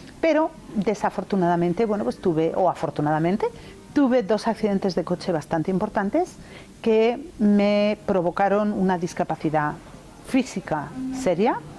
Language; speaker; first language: Spanish; early bilingual, other home language; English